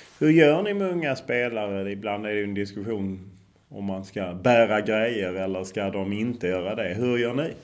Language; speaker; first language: Swedish; native; Swedish